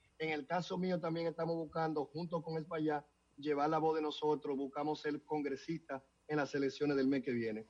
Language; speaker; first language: Spanish; native; Spanish